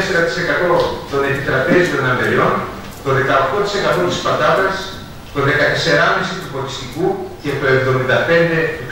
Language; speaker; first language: Greek; native; Greek